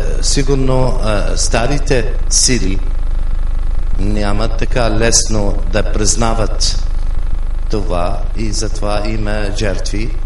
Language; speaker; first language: Bulgarian; non-native, fluent; Arabic